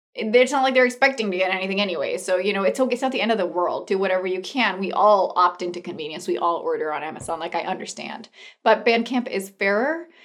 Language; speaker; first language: English; non-native, fluent; Spanish